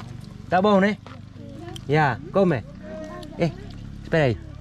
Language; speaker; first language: Portuguese; non-native, learner; Vietnamese